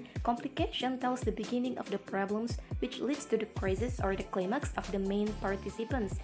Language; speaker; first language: English; non-native, fluent; Indonesian